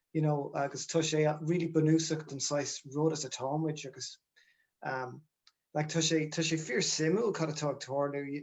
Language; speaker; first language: Irish; non-native, local second language; English